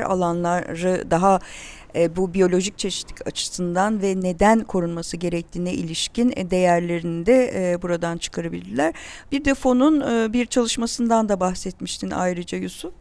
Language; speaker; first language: Turkish; native; Turkish